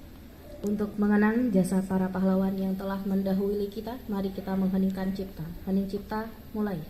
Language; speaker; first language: Indonesian; native; Indonesian